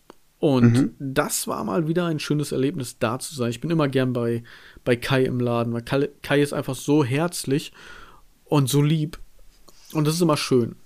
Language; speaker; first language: German; native; German